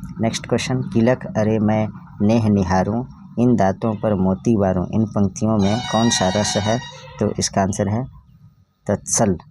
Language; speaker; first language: Hindi; native; Hindi